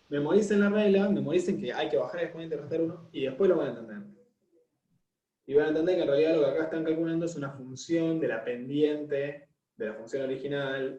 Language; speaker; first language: Spanish; native; Spanish